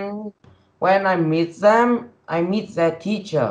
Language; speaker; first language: English; non-native, learner; Vietnamese